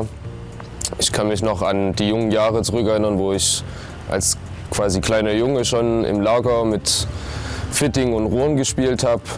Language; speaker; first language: German; native; German